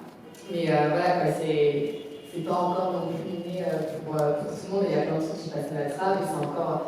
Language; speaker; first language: French; native; French